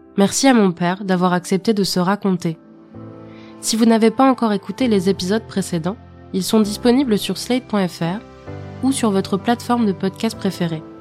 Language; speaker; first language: French; native; French